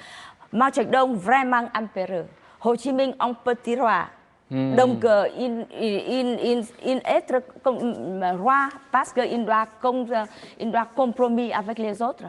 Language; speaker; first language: French; non-native, learner; Vietnamese